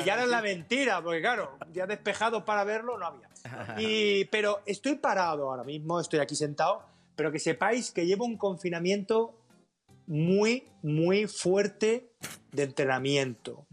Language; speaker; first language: Spanish; native; Spanish